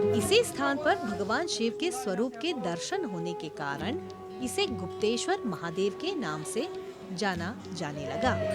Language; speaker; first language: Hindi; non-native, local second language; Morisyen